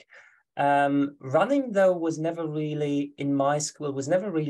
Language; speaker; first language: English; non-native, fluent; German